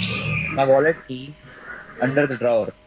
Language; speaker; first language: English; non-native, learner; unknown